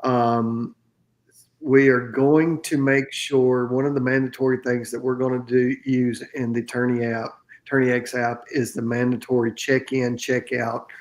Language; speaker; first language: English; native; English